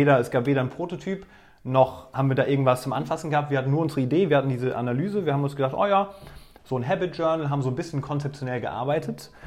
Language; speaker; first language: German; native; German